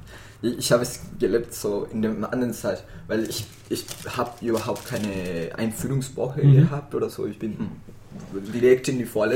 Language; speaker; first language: German; non-native, fluent; Spanish